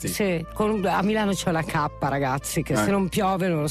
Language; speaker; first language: Italian; native; Italian